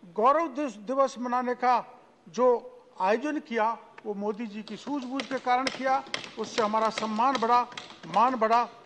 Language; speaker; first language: Hindi; native; Hindi